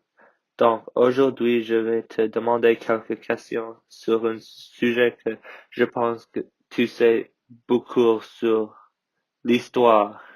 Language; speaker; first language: French; non-native, learner; English